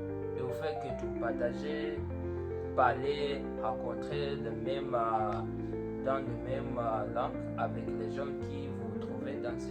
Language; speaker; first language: French; non-native, learner; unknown